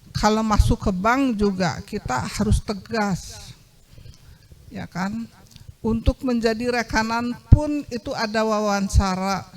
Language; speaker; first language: Indonesian; non-native, local second language; Sundanese